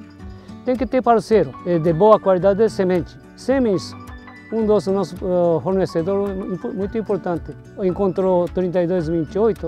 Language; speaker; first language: Portuguese; non-native, fluent; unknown